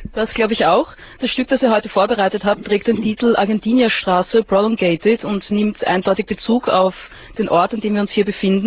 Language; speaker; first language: German; native; German